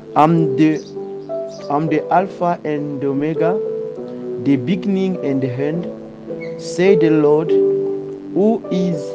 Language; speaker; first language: English; non-native, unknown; Lingala